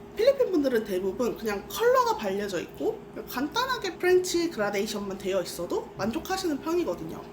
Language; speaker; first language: Korean; native; Korean